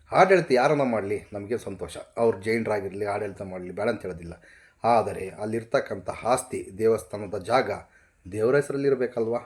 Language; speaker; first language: Kannada; native; Kannada